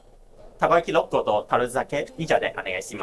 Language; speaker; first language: Japanese; non-native, fluent; Cantonese